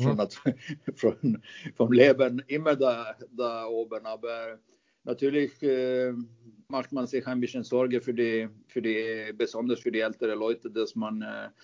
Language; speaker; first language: German; non-native, fluent; Swedish